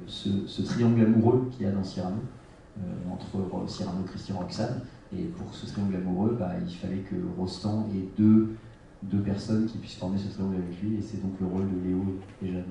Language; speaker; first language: French; native; French